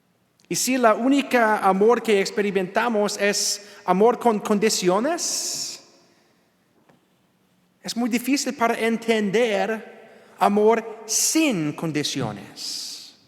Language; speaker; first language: Spanish; non-native, learner; English